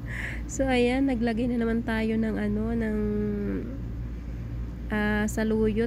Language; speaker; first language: Filipino; native; Filipino